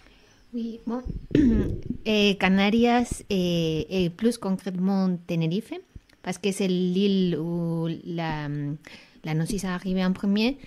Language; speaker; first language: French; non-native, fluent; Spanish